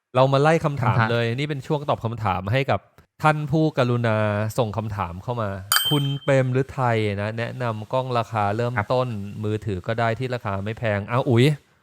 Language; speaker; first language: Thai; native; Thai